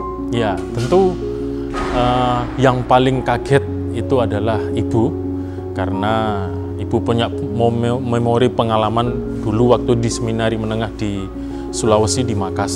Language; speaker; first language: Indonesian; native; Indonesian